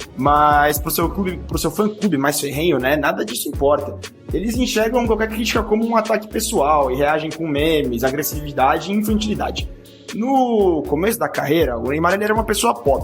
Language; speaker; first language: Portuguese; native; Portuguese